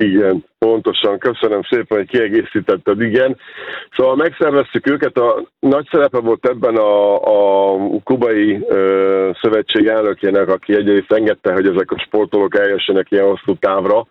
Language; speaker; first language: Hungarian; native; Hungarian